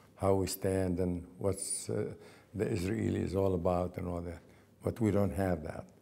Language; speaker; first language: English; non-native, fluent; Arabic